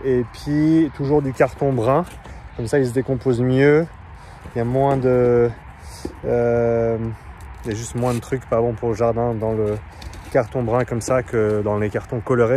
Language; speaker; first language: French; native; French